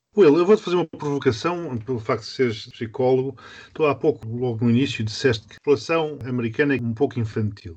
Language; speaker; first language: Portuguese; native; Portuguese